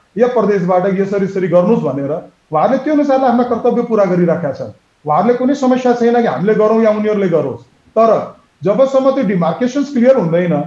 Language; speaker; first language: Nepali; native; Nepali